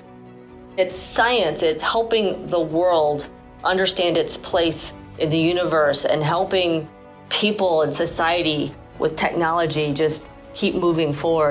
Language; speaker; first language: English; native; English